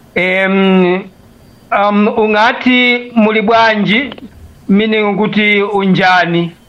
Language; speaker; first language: Zulu; non-native, fluent; Shona